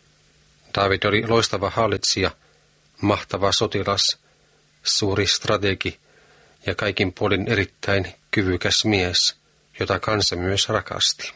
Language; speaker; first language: Finnish; native; Finnish